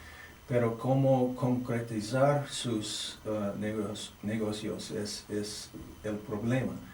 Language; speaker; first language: Spanish; non-native, fluent; English